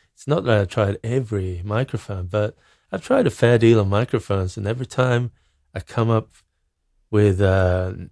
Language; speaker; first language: English; non-native, fluent; Swedish